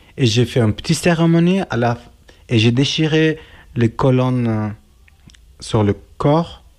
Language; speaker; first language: French; non-native, learner; Kurdish